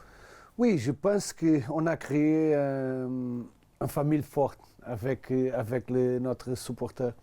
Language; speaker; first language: French; non-native, learner; Portuguese